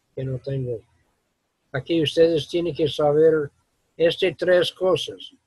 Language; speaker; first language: Spanish; non-native, fluent; English